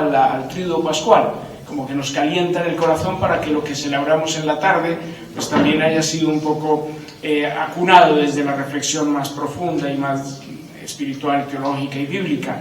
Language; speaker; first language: Spanish; native; Spanish